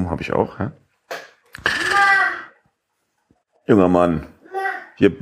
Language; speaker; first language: German; native; German